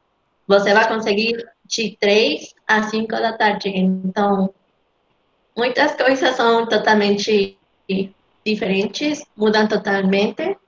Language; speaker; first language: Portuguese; non-native, learner; Spanish